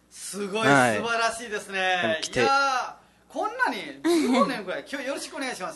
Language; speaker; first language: Japanese; non-native, fluent; Nepali